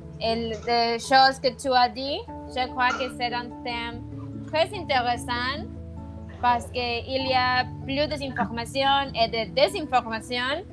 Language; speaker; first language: French; non-native, learner; Spanish